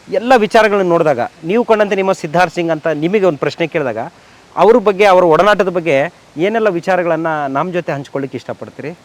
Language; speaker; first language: Kannada; native; Kannada